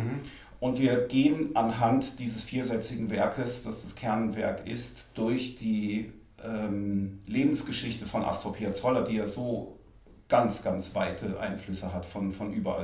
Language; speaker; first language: German; native; German